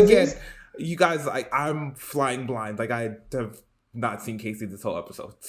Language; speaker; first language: English; native; English